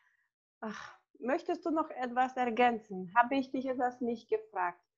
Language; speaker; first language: German; non-native, fluent; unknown